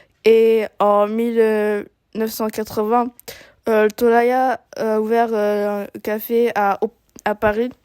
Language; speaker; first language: French; non-native, learner; Japanese